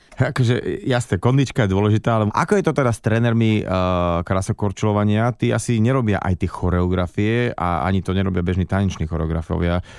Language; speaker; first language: Slovak; native; Slovak